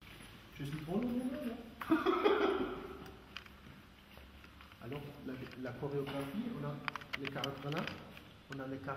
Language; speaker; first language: French; non-native, learner; German